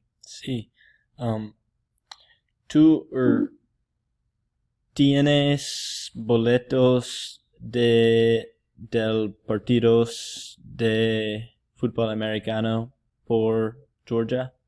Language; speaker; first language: Spanish; non-native, learner; English